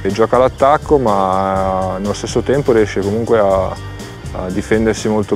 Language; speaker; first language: Italian; native; Italian